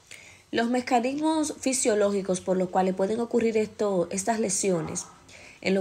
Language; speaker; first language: Spanish; native; Spanish